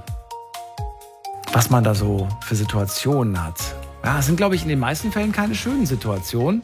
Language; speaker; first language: German; native; German